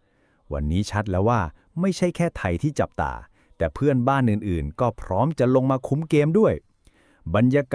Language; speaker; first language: Thai; native; Thai